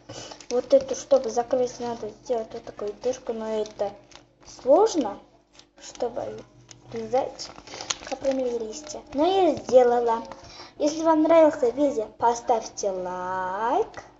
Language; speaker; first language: Russian; non-native, local second language; Kazakh